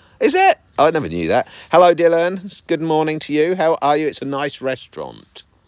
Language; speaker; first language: English; native; English